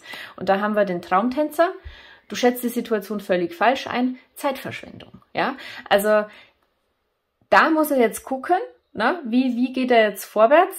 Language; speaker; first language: German; native; German